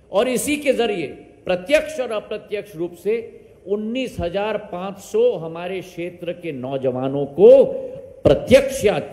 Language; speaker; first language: Hindi; native; Hindi